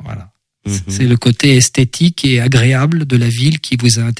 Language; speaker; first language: French; native; French